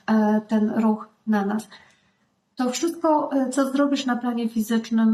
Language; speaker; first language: Polish; native; Polish